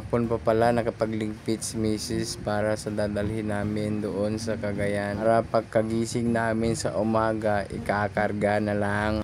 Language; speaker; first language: Filipino; non-native, local second language; Cebuano